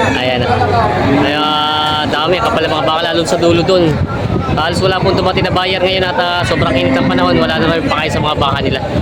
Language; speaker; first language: Filipino; native; Filipino